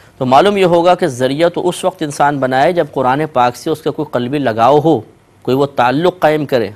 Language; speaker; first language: Urdu; native; Urdu